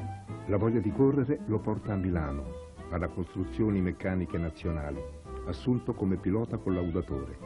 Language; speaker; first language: Italian; native; Italian